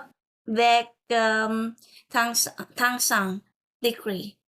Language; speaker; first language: French; non-native, learner; Vietnamese